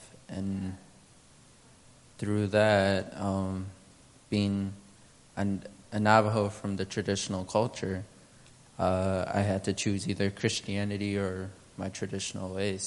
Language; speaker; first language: English; early bilingual, other home language; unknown